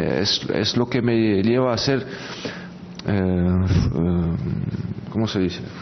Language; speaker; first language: Spanish; non-native, fluent; French